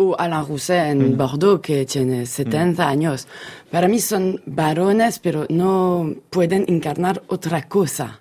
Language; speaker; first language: Spanish; non-native, fluent; French